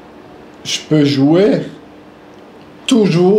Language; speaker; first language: French; non-native, local second language; German